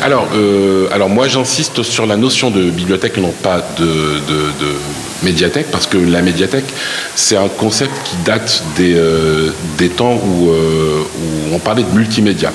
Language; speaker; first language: French; non-native, local second language; Arabic